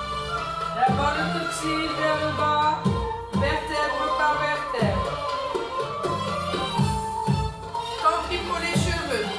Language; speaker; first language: French; native; French